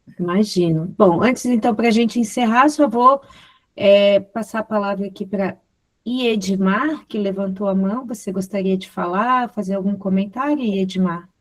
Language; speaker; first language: Portuguese; native; Portuguese